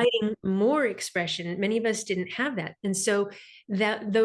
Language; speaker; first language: English; native; English